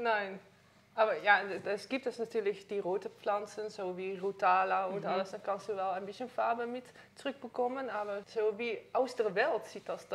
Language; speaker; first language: German; non-native, learner; Dutch